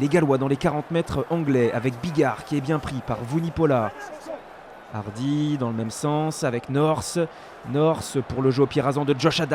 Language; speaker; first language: French; native; French